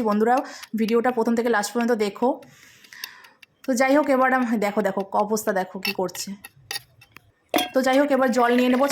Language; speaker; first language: Bangla; native; Bangla